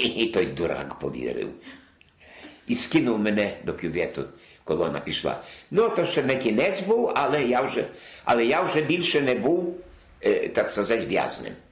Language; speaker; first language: Ukrainian; non-native, local second language; Polish